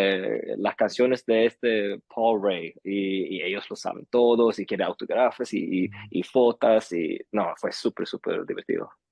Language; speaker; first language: Spanish; early bilingual, heritage; Swedish